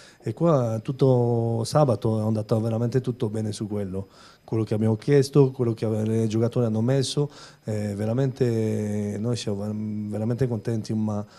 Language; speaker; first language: Italian; non-native, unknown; French